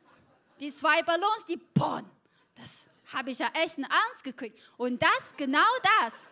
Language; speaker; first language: German; non-native, fluent; Chinese